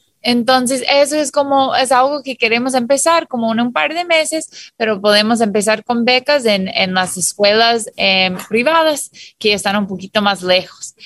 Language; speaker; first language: Spanish; non-native, fluent; English